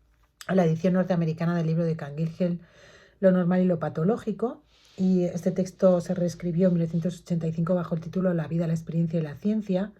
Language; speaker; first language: Spanish; native; Spanish